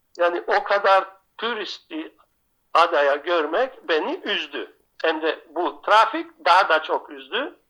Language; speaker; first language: Turkish; non-native, local second language; Greek